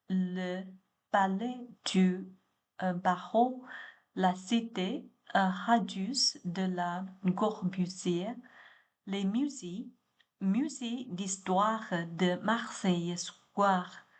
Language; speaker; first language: French; non-native, learner; Chinese